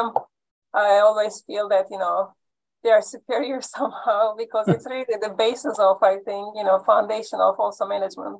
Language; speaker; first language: English; non-native, fluent; Turkish